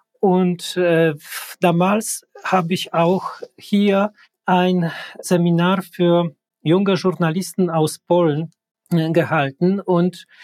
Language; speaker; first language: German; non-native, fluent; Polish